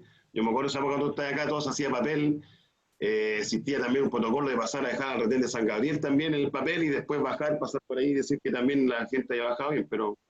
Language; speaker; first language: Spanish; native; Spanish